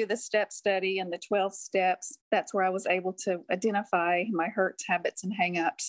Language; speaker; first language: English; native; English